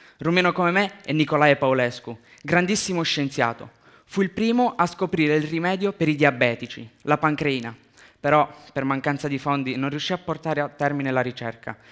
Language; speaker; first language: Italian; early bilingual, other home language; Romanian